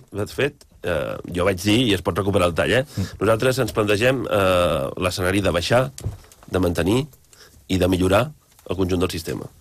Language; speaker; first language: Catalan; native; Catalan